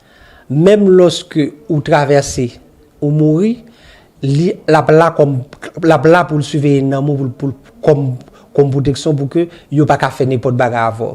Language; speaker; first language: Haitian Creole; native; Haitian Creole